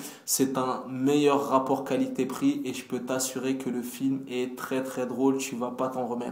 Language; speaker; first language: French; native; French